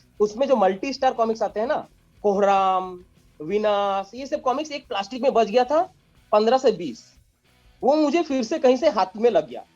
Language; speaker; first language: Hindi; non-native, local second language; Bangla